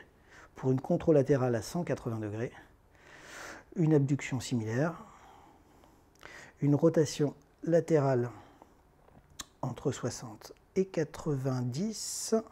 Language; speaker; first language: French; native; French